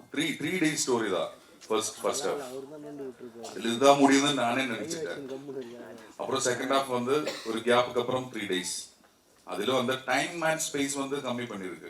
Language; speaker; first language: Tamil; non-native, learner; Malayalam